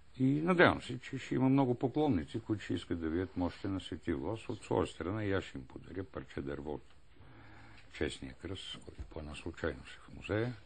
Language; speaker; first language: Bulgarian; native; Bulgarian